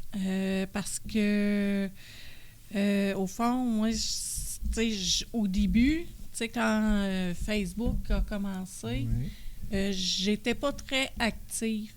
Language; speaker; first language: French; native; French